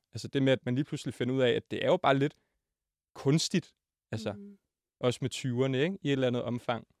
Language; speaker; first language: Danish; native; Danish